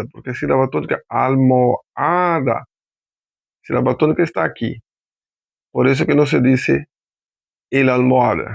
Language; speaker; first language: Spanish; non-native, fluent; Portuguese